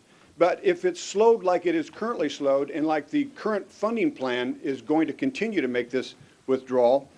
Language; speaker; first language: English; native; English